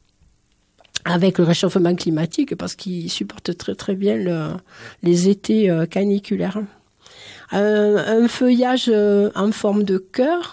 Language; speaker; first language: French; native; French